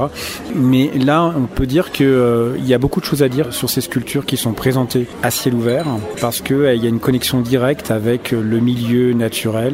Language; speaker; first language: French; native; French